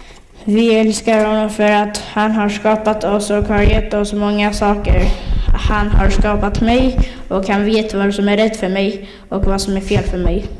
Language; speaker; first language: Swedish; early bilingual, other home language; Somali